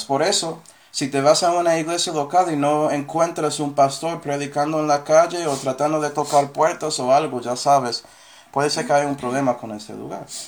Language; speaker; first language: Spanish; non-native, fluent; English